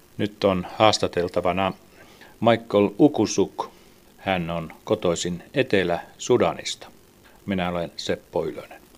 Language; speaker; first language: Finnish; native; Finnish